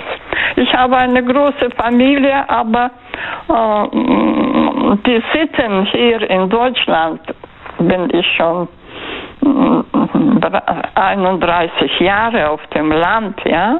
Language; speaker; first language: German; non-native, fluent; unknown